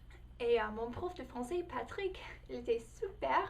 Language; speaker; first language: French; non-native, fluent; English